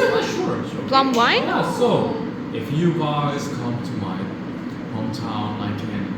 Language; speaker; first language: English; non-native, learner; Korean